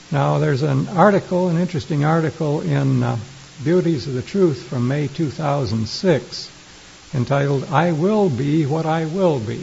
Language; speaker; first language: English; native; English